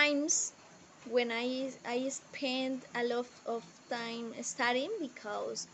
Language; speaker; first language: English; non-native, learner; Spanish